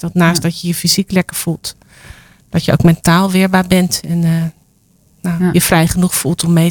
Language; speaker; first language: Dutch; native; Dutch